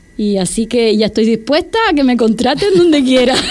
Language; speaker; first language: Spanish; native; Spanish